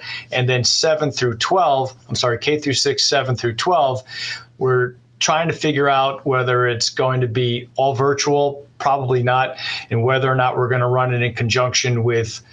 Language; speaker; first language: English; native; English